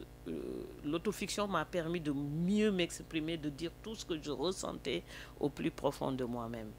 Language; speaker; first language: French; non-native, local second language; Wolof